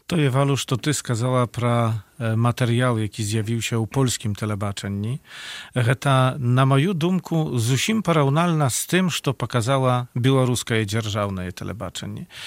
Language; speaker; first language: Belarusian; native; Belarusian